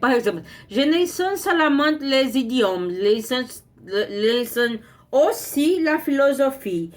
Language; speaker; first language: French; non-native, learner; Portuguese